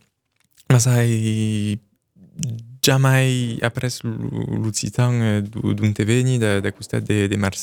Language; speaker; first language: French; early bilingual, other home language; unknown